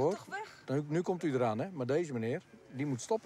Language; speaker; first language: Dutch; native; Dutch